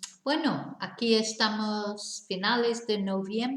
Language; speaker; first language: Spanish; non-native, fluent; English